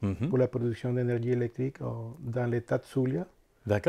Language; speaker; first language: French; non-native, fluent; Spanish